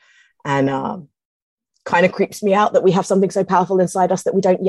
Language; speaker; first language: English; native; English